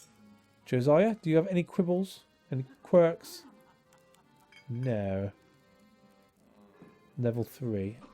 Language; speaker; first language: English; native; English